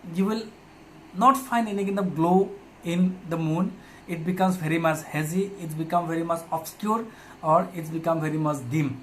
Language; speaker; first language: English; non-native, local second language; Assamese